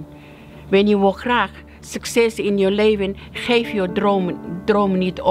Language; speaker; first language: Dutch; non-native, learner; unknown